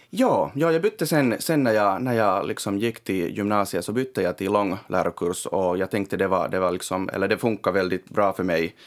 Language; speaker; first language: Swedish; non-native, local second language; Finnish